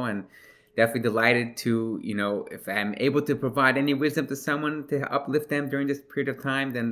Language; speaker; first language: English; native; English